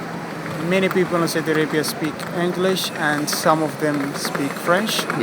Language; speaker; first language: English; non-native, fluent; Arabic